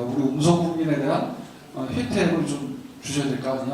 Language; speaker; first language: Korean; native; Korean